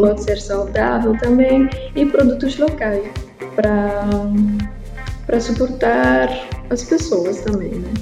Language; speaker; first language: Portuguese; non-native, learner; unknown